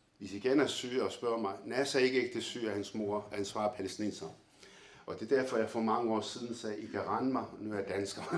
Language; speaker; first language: Danish; early bilingual, other home language; Arabic